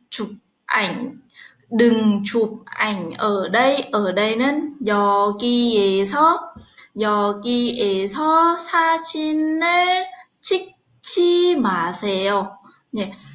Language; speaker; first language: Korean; non-native, fluent; Vietnamese